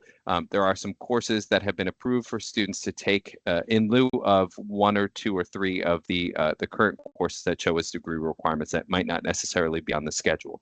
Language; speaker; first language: English; native; English